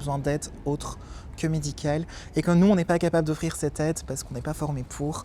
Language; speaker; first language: French; native; French